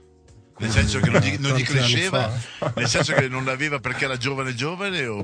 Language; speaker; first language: Italian; native; Italian